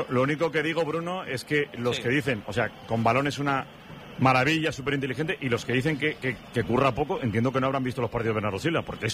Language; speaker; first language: Spanish; native; Spanish